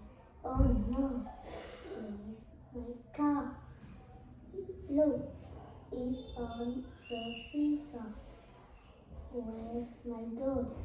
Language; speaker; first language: English; non-native, learner; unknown